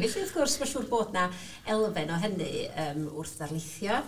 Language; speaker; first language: Welsh; native; Welsh